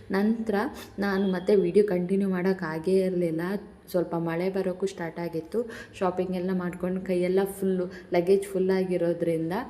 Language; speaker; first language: Kannada; non-native, local second language; Tulu